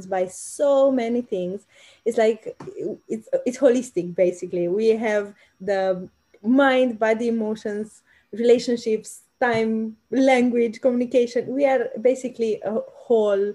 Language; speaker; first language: English; non-native, fluent; Romanian